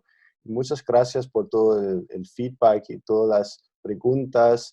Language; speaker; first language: Spanish; non-native, fluent; Danish